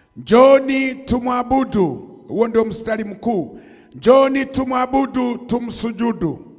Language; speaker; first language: Swahili; native; Swahili